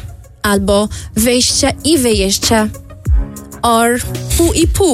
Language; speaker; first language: Polish; non-native, learner; Arabic